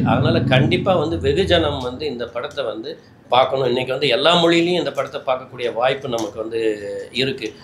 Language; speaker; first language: Tamil; native; Tamil